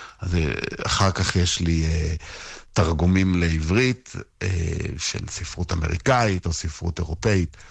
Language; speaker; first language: Hebrew; native; Hebrew